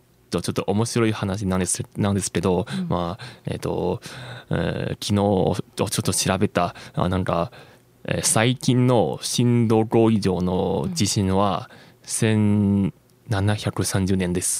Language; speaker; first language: Japanese; non-native, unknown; Chinese